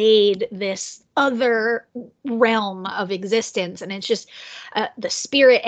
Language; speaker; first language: English; native; English